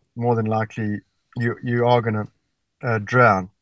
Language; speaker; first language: English; native; English